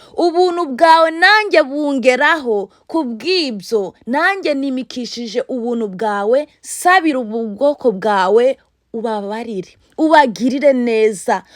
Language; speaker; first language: Kinyarwanda; native; Kinyarwanda